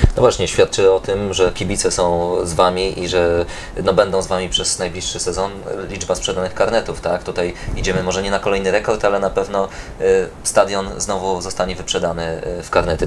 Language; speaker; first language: Polish; native; Polish